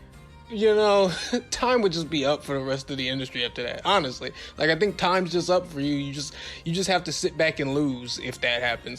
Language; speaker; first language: English; native; English